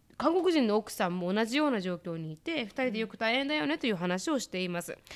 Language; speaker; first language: Japanese; native; Japanese